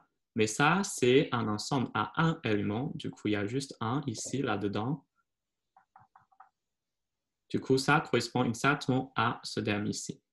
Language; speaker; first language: French; non-native, fluent; Chinese